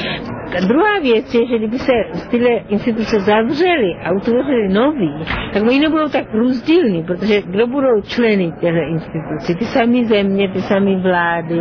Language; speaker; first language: Czech; non-native, fluent; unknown